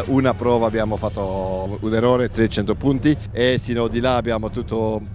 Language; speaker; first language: Italian; non-native, fluent; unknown